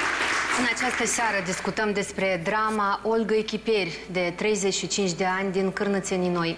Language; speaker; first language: Romanian; native; Romanian